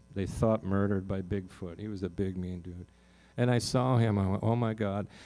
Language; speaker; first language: English; native; English